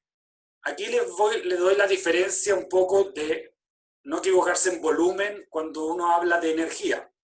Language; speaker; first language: Spanish; native; Spanish